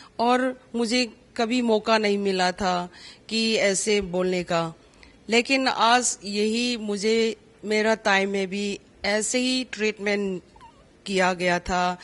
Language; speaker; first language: Hindi; non-native, local second language; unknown